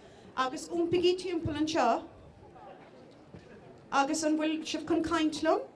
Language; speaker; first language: Irish; native; Irish